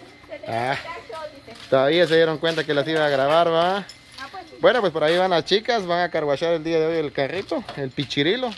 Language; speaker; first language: Spanish; native; Spanish